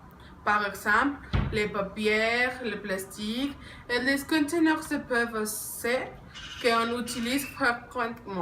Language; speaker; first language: French; non-native, learner; Spanish